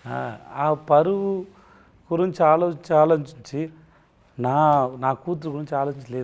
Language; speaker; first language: Telugu; non-native, learner; Tamil